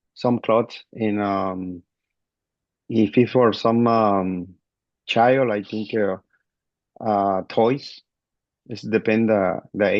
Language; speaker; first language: English; non-native, learner; Spanish